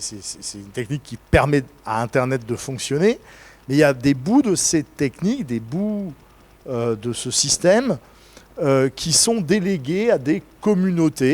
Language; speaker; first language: French; native; French